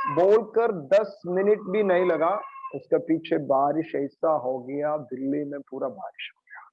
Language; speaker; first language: Hindi; non-native, local second language; Malayalam